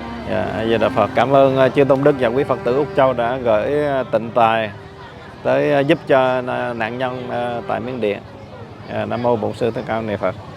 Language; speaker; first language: Vietnamese; native; Vietnamese